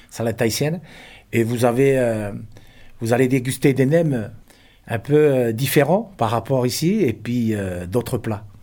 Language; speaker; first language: French; non-native, local second language; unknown